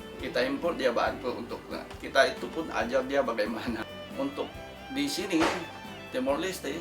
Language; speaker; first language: Indonesian; non-native, fluent; Filipino